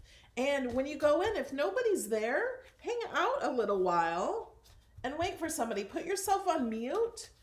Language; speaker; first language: English; native; English